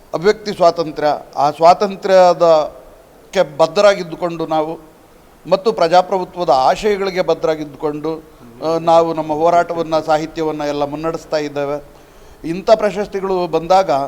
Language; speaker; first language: Kannada; native; Kannada